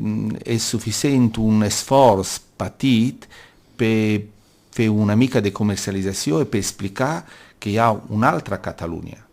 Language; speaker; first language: Catalan; non-native, local second language; Italian